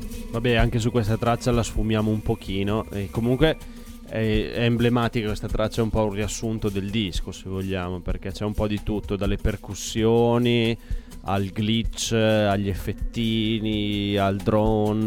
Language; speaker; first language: Italian; native; Italian